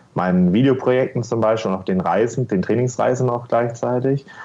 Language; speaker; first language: German; native; German